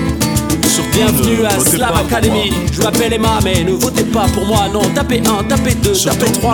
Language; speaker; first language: French; native; French